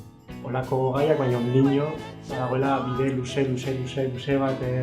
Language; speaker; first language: Basque; native; Basque